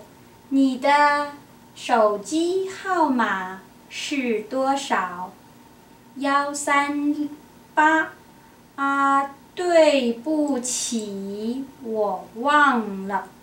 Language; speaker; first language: Chinese; non-native, learner; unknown